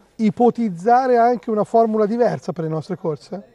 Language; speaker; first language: Italian; native; Italian